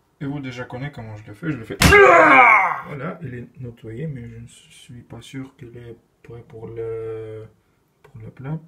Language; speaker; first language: French; non-native, learner; Russian